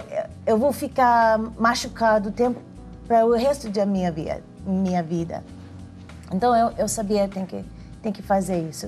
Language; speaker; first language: Portuguese; non-native, fluent; English